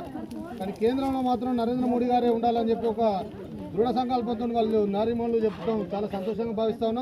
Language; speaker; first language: Telugu; native; Telugu